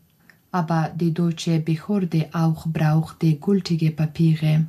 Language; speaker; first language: German; non-native, fluent; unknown